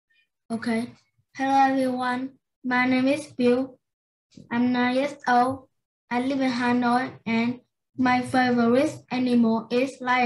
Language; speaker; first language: English; non-native, learner; Vietnamese